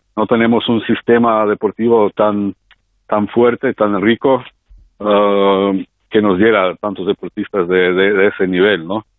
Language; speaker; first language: Spanish; non-native, fluent; Slovenian